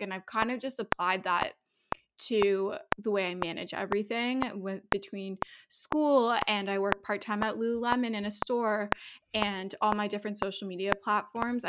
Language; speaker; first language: English; native; English